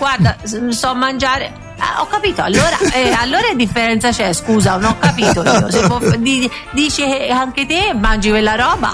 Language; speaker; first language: Italian; native; Italian